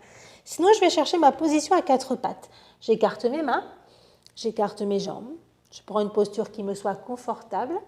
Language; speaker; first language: French; native; French